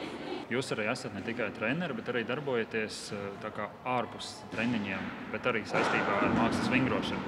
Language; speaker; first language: Latvian; native; Latvian